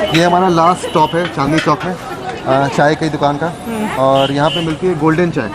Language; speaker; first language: Hindi; native; Hindi